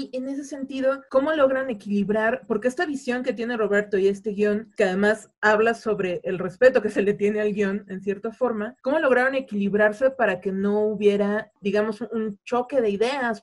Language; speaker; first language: Spanish; native; Spanish